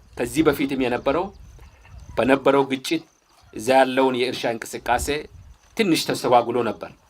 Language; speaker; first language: Amharic; native; Amharic